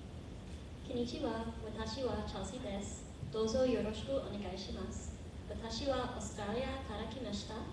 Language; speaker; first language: Japanese; non-native, learner; English